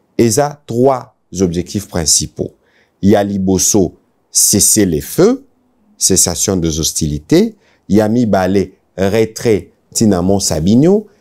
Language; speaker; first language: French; non-native, local second language; Lingala